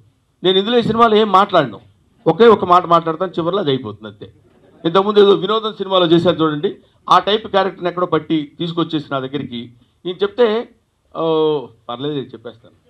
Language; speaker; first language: Telugu; native; Telugu